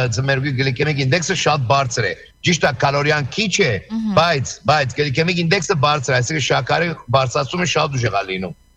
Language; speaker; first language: Armenian; native; Armenian